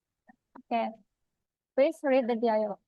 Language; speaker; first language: English; non-native, fluent; Indonesian